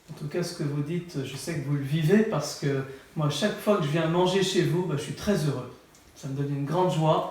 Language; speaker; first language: French; native; French